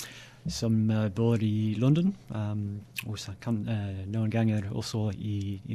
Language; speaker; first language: Norwegian; non-native, learner; English